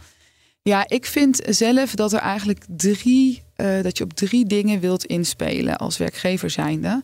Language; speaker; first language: Dutch; native; Dutch